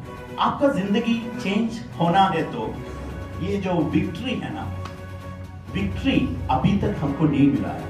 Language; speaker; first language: Hindi; non-native, fluent; Bangla